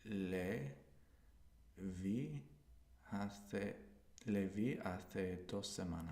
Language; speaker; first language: Spanish; non-native, learner; English